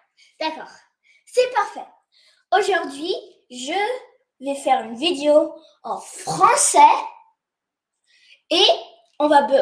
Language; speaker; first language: French; non-native, fluent; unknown